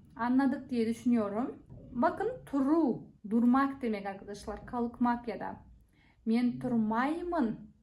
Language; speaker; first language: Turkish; non-native, fluent; Kazakh